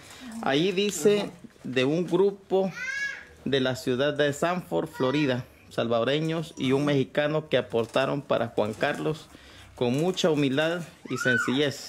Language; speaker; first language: Spanish; native; Spanish